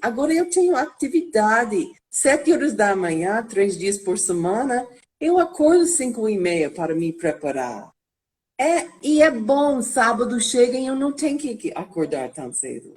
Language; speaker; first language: Portuguese; non-native, fluent; English